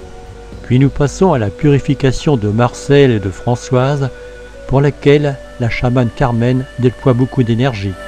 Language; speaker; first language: French; native; French